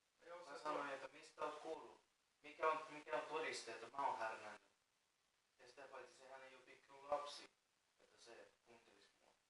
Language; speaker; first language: Finnish; non-native, fluent; Persian